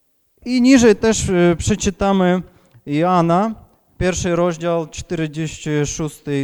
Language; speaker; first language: Polish; non-native, fluent; Ukrainian